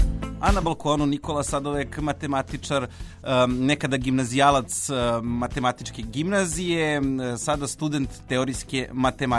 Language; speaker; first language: Serbian; native; Serbian